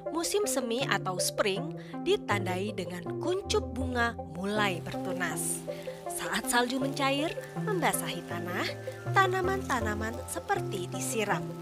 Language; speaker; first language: Indonesian; native; Indonesian